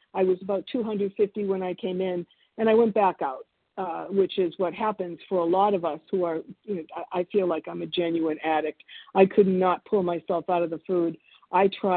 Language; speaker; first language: English; early bilingual, other home language; Italian